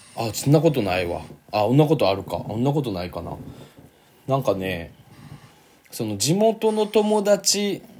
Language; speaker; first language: Japanese; native; Japanese